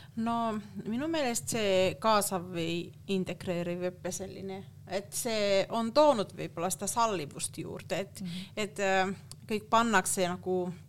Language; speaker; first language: Estonian; non-native, fluent; Finnish